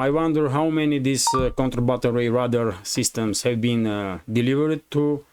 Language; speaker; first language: English; non-native, fluent; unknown